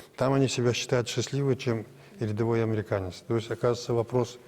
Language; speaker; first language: Russian; non-native, local second language; Kazakh